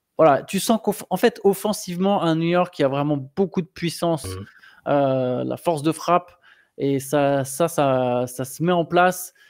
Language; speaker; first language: French; native; French